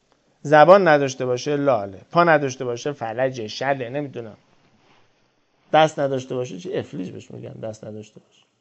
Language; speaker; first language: Persian; native; Persian